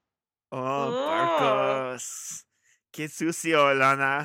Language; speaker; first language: Spanish; non-native, learner; English